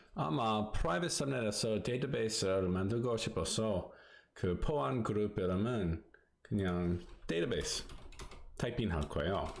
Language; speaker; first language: Korean; non-native, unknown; English